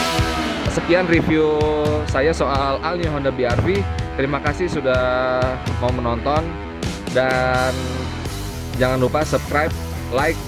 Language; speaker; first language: Indonesian; native; Indonesian